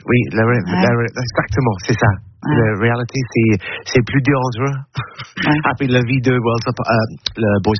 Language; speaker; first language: French; non-native, learner; English